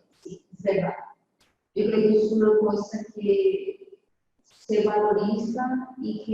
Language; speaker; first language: Spanish; non-native, fluent; Portuguese